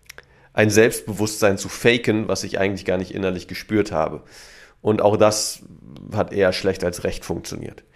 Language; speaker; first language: German; native; German